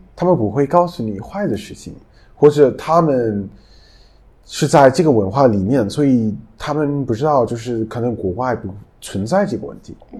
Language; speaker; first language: Chinese; non-native, fluent; English